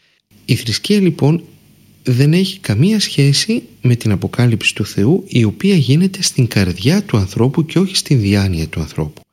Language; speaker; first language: Greek; native; Greek